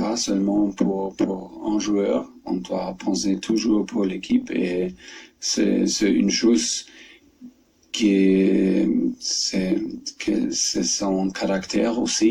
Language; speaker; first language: French; non-native, fluent; German